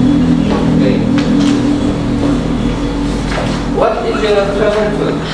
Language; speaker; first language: English; non-native, learner; Indonesian